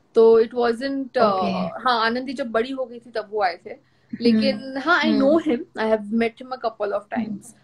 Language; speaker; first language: Hindi; non-native, local second language; Gujarati